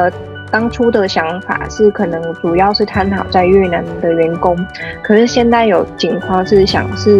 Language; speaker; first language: Chinese; non-native, fluent; Vietnamese